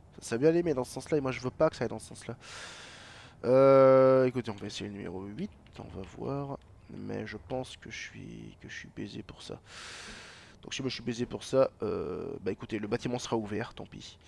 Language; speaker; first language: French; native; French